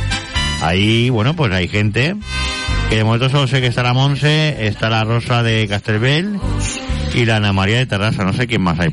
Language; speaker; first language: Spanish; native; Spanish